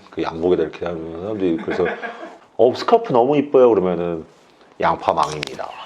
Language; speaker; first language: Korean; native; Korean